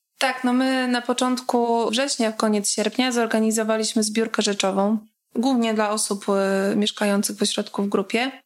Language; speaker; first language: Polish; native; Polish